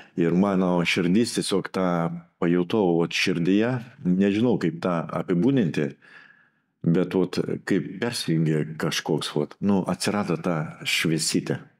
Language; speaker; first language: Lithuanian; non-native, local second language; Russian